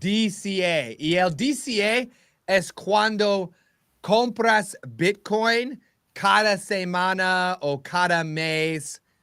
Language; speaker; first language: Spanish; non-native, learner; English